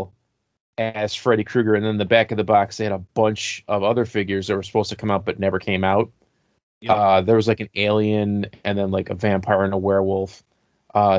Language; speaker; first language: English; native; English